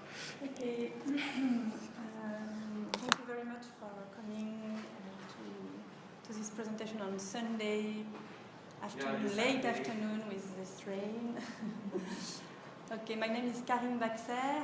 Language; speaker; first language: English; non-native, learner; French